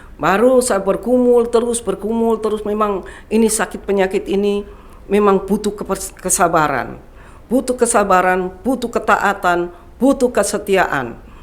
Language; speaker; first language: Indonesian; non-native, local second language; Javanese